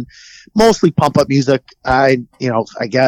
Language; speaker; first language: English; native; English